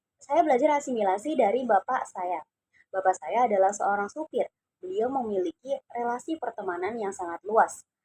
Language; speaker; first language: Indonesian; non-native, local second language; Javanese